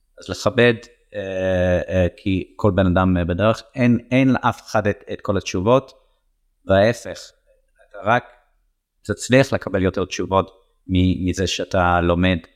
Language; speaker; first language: Hebrew; non-native, fluent; English